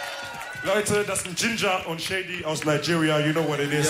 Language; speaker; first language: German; early bilingual, other home language; Wolof